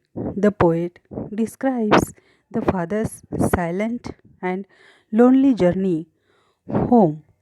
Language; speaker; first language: English; non-native, local second language; Marathi